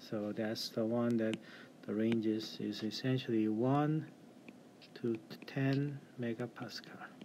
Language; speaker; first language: English; non-native, fluent; Korean